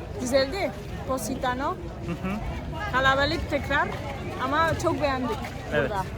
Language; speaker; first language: Turkish; non-native, learner; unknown